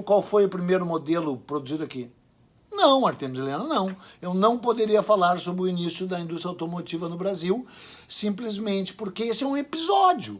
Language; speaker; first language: Portuguese; native; Portuguese